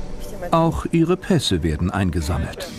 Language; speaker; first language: German; native; German